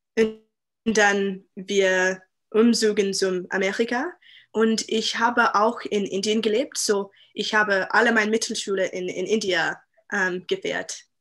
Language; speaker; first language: German; non-native, learner; English